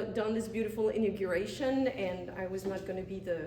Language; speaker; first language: English; non-native, fluent; French